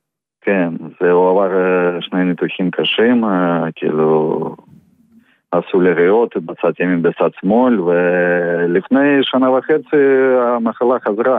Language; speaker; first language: Hebrew; non-native, fluent; Russian